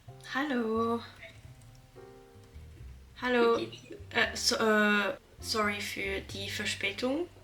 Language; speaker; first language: German; non-native, learner; French